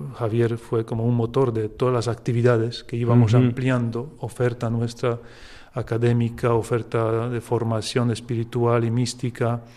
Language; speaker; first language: Spanish; non-native, fluent; Polish